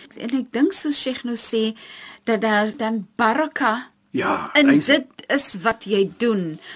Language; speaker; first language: Afrikaans; native; Afrikaans